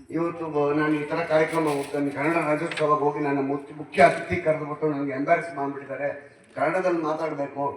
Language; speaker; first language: Kannada; non-native, local second language; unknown